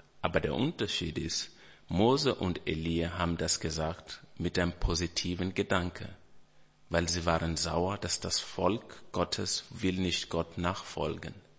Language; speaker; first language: German; non-native, fluent; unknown